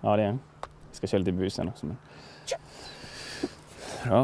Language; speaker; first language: Swedish; native; Swedish